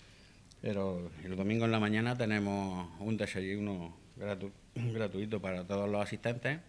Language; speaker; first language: Spanish; native; Spanish